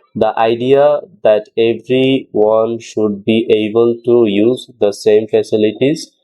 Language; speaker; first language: English; non-native, local second language; Bangla